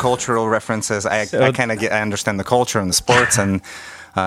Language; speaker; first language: English; non-native, fluent; Russian